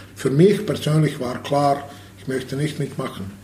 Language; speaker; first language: German; non-native, learner; Bosnian